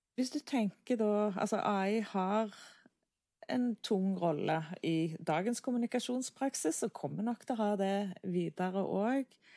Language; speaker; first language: Norwegian; native; Norwegian